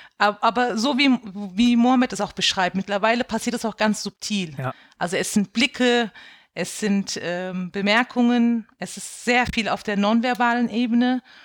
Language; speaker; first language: German; early bilingual, other home language; Kurdish